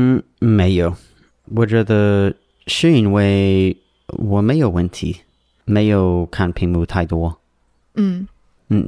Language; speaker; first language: Chinese; non-native, learner; English